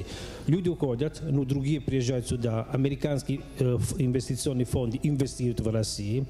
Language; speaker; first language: Russian; non-native, fluent; Italian